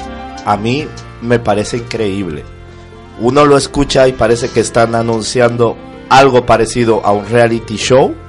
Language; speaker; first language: Spanish; native; Spanish